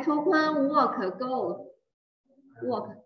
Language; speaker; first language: English; non-native, fluent; Chinese